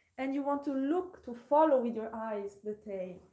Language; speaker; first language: English; non-native, fluent; Italian